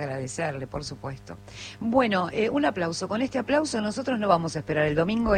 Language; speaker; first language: Spanish; native; Spanish